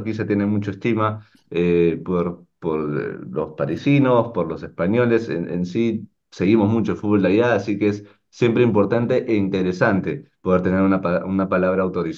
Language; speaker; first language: Spanish; native; Spanish